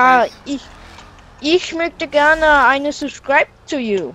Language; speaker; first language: German; non-native, learner; Danish